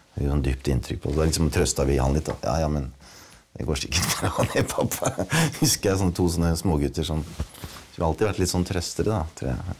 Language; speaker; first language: Norwegian; native; Norwegian